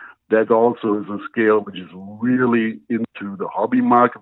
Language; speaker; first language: English; non-native, fluent; German